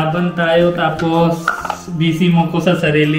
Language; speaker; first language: Filipino; non-native, learner; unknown